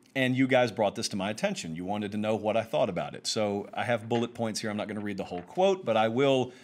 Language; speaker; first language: English; native; English